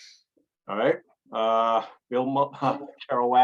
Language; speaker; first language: English; native; English